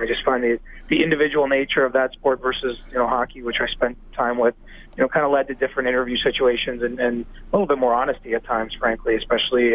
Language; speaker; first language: English; native; English